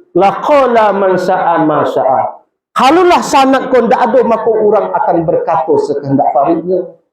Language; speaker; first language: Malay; non-native, local second language; Minangkabau